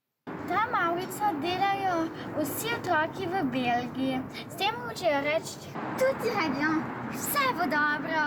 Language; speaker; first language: Slovenian; early bilingual, heritage; Slovenian